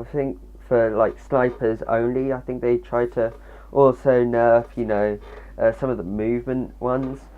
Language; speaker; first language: English; native; English